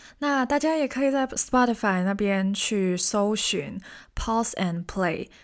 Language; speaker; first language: Chinese; non-native, local second language; Cantonese